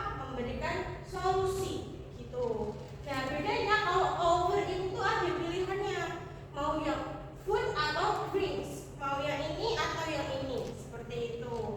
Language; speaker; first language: Indonesian; native; Indonesian